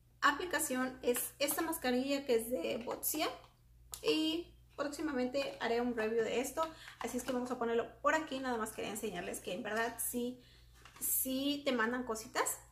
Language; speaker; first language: Spanish; native; Spanish